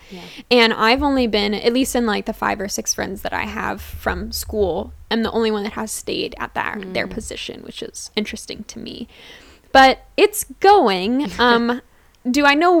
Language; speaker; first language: English; native; English